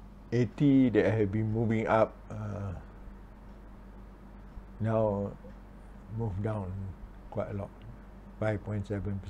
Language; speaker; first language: English; non-native, local second language; Malay